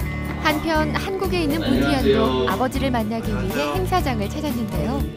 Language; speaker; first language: Korean; native; Korean